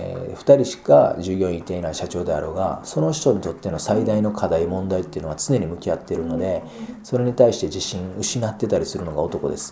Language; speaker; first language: Japanese; native; Japanese